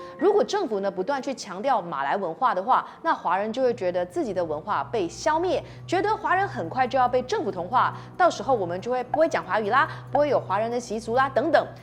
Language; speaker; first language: Chinese; native; Chinese